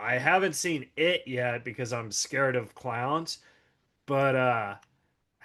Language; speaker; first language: English; native; English